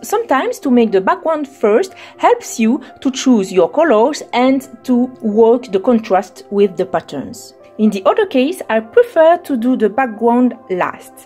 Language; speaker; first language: English; non-native, fluent; French